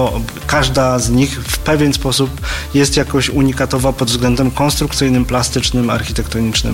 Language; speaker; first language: Polish; native; Polish